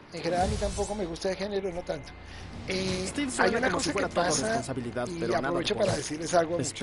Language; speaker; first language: Spanish; native; Spanish